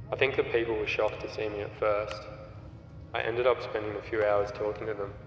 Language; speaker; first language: English; native; English